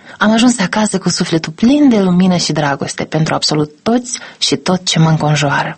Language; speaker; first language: Romanian; native; Romanian